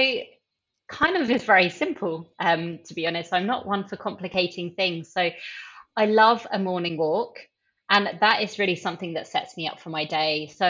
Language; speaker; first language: English; native; English